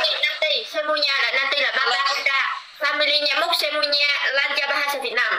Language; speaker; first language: Indonesian; non-native, learner; Vietnamese